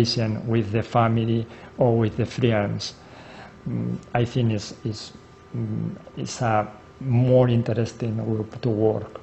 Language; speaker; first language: English; non-native, learner; Spanish